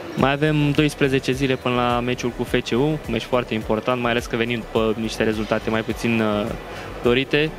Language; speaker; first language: Romanian; native; Romanian